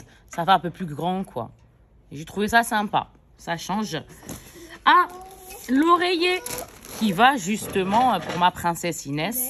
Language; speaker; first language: French; native; French